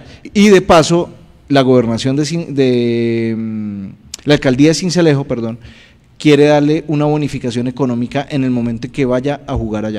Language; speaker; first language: Spanish; native; Spanish